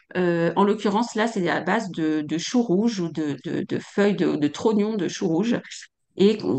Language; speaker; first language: French; native; French